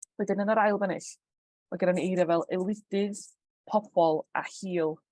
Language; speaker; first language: Welsh; native; Welsh